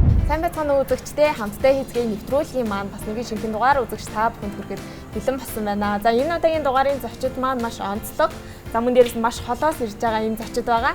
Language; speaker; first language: Mongolian; native; Mongolian